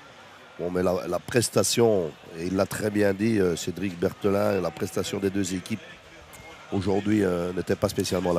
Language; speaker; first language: French; native; French